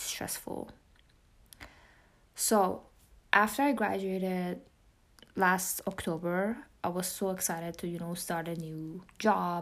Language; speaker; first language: English; non-native, fluent; Persian